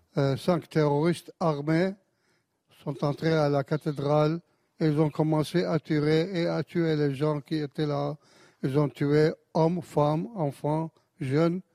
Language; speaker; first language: French; non-native, fluent; Arabic